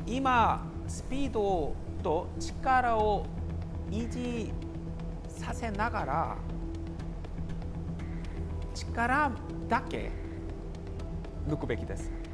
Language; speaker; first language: Japanese; non-native, fluent; Korean